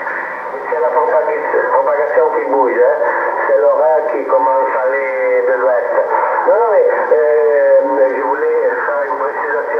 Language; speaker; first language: French; non-native, fluent; Italian